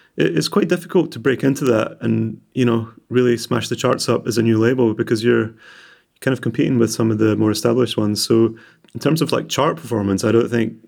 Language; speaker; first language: English; native; English